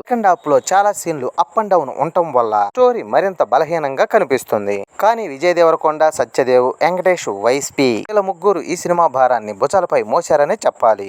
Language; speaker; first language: Telugu; native; Telugu